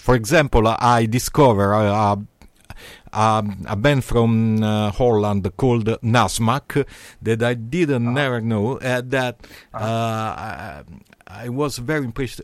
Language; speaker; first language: English; non-native, learner; Italian